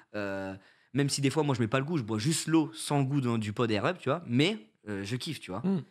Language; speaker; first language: French; native; French